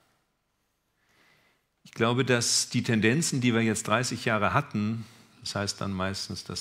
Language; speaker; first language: German; native; German